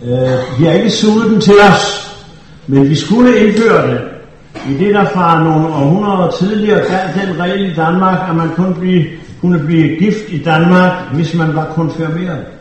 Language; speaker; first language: Danish; native; Danish